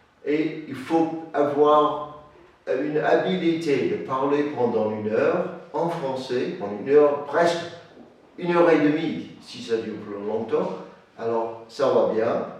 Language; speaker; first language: French; non-native, learner; English